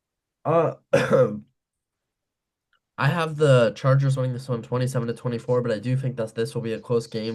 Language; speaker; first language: English; native; English